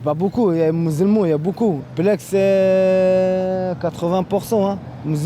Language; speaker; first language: French; non-native, learner; Arabic